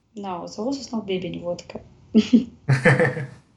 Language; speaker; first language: Portuguese; non-native, fluent; Russian